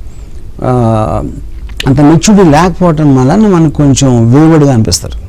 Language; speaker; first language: Telugu; native; Telugu